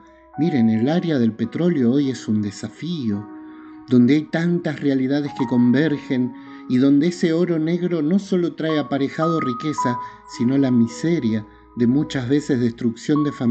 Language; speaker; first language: Spanish; native; Spanish